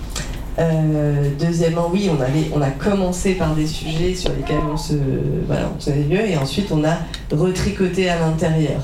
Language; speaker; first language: French; native; French